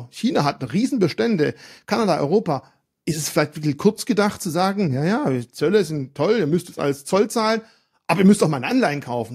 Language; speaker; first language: German; native; German